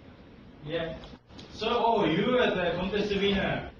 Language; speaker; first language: English; non-native, fluent; Japanese